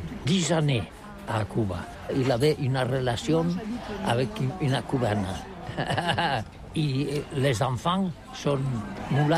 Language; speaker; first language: French; non-native, learner; Catalan